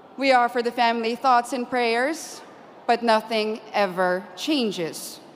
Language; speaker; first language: English; non-native, fluent; Dutch